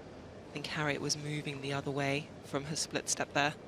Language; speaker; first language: English; native; English